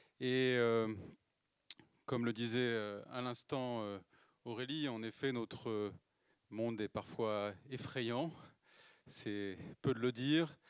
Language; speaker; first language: French; native; French